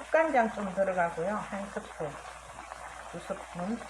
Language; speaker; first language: Korean; native; Korean